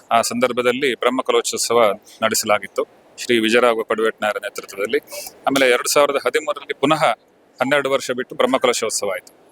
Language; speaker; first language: Kannada; native; Kannada